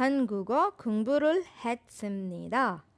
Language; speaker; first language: Korean; non-native, fluent; Urdu